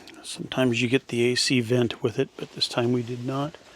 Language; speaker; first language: English; native; English